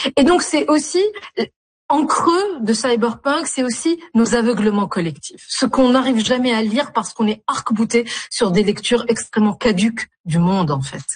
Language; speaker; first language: French; non-native, local second language; Arabic